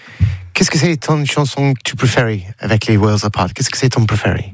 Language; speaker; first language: French; non-native, learner; English